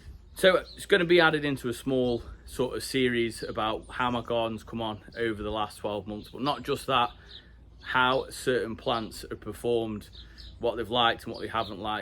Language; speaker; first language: English; native; English